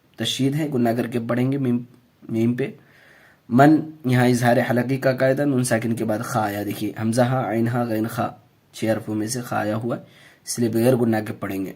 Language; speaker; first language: Urdu; native; Urdu